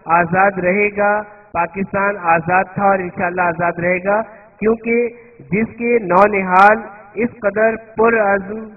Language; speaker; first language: Urdu; native; Urdu